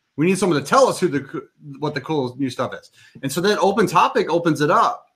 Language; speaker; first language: English; native; English